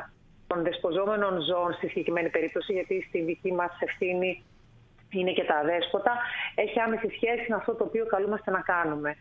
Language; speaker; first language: Greek; native; Greek